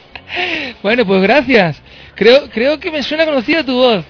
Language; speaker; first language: Spanish; native; Spanish